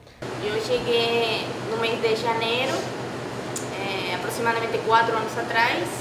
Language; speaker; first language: Portuguese; non-native, fluent; Spanish